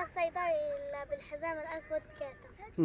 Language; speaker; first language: Arabic; native; Arabic